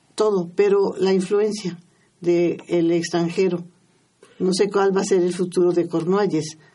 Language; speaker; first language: Spanish; native; Spanish